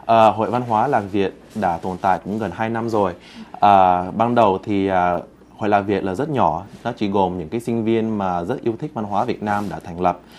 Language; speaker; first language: Vietnamese; early bilingual, heritage; Vietnamese